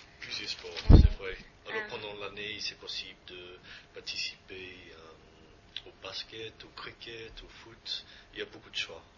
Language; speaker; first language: French; non-native, fluent; English